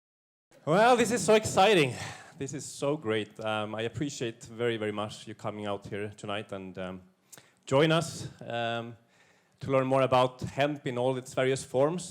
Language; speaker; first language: English; non-native, fluent; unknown